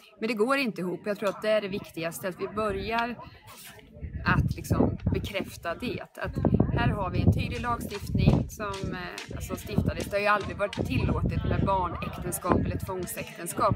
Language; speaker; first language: Swedish; native; Swedish